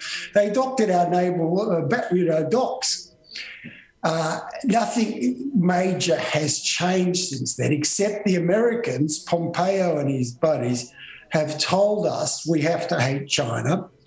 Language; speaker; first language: English; native; English